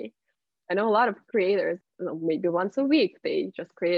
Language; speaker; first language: English; non-native, fluent; Russian